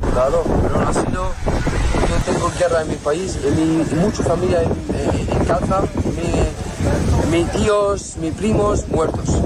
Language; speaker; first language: Spanish; non-native, learner; Arabic